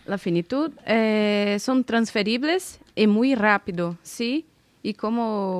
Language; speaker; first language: Spanish; non-native, fluent; Portuguese